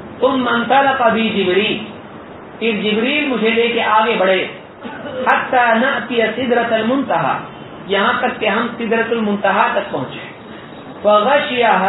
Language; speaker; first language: Urdu; native; Urdu